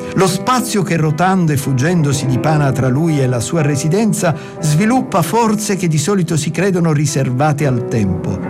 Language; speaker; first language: Italian; native; Italian